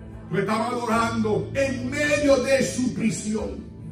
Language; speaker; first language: Spanish; native; Spanish